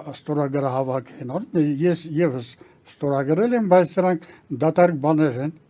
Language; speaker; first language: Armenian; native; Armenian